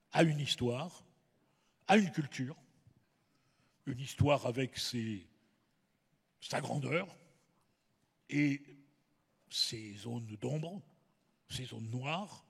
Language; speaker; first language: French; native; French